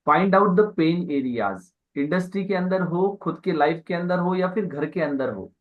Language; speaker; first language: Hindi; non-native, local second language; Marathi